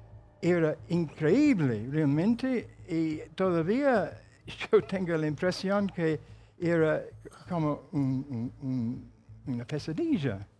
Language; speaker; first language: Spanish; non-native, fluent; English